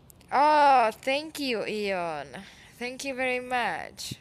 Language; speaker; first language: English; non-native, fluent; Czech